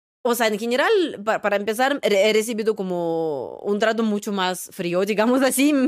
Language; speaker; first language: Spanish; non-native, fluent; Russian